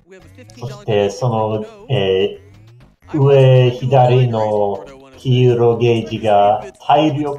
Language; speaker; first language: Japanese; non-native, learner; English